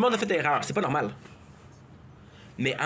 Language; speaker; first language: French; native; French